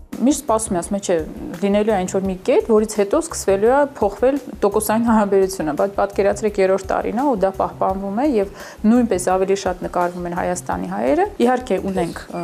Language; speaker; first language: Armenian; early bilingual, heritage; Armenian